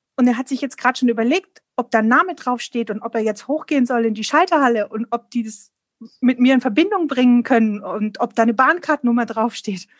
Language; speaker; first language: German; non-native, fluent; Polish